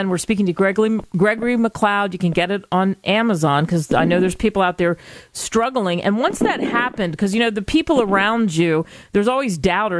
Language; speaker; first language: English; native; English